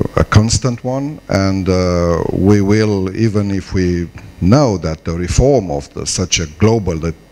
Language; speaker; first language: English; non-native, fluent; Romanian